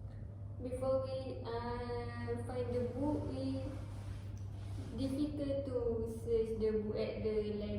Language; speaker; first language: English; non-native, learner; Malay